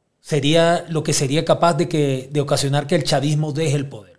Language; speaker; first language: Spanish; native; Spanish